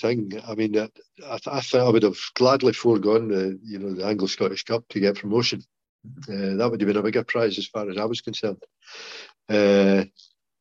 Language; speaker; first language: English; native; English